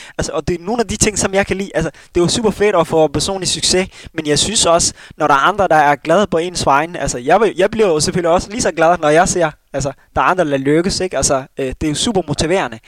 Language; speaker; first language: Danish; early bilingual, other home language; Somali